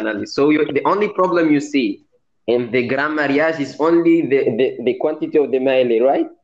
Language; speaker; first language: English; non-native, fluent; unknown